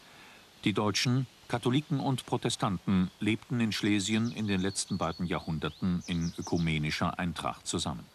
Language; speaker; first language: German; native; German